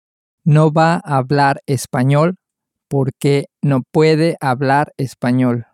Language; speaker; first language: Spanish; non-native, learner; English